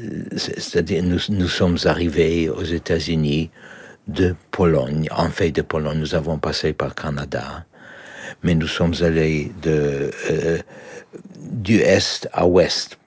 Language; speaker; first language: French; non-native, learner; Polish